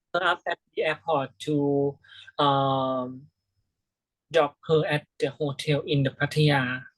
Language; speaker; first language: English; non-native, learner; Thai